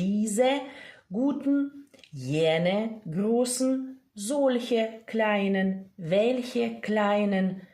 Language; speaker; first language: German; non-native, fluent; Ukrainian